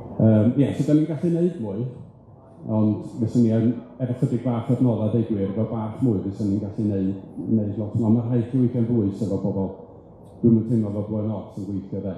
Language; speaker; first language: Welsh; native; Welsh